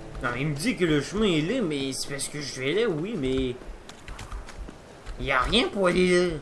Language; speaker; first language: French; native; French